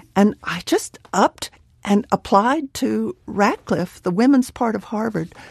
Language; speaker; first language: English; native; English